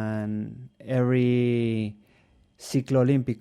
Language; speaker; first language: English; non-native, learner; Spanish